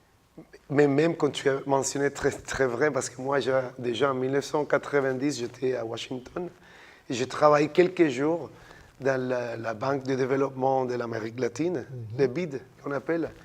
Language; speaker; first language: French; non-native, fluent; Spanish